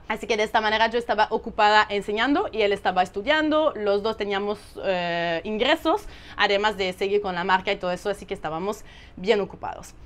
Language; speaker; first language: Spanish; non-native, fluent; French